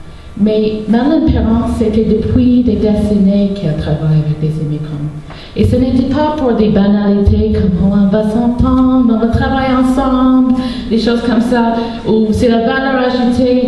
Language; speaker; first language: French; non-native, local second language; English